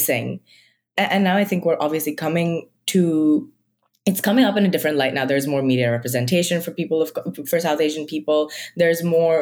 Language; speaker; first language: English; non-native, local second language; Marathi